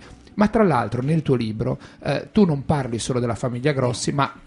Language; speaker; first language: Italian; native; Italian